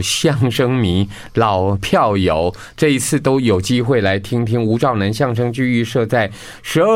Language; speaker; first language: Chinese; non-native, local second language; Min Nan Chinese